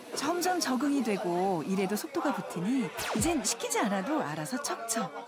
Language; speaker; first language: Korean; native; Korean